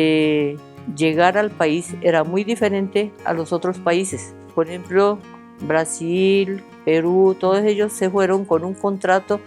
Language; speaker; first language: Spanish; early bilingual, other home language; Japanese